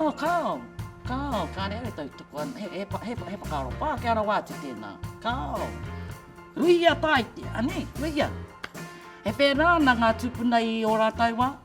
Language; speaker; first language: Māori; native; Māori